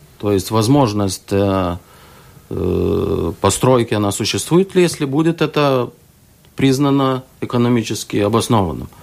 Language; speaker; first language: Russian; non-native, local second language; Lithuanian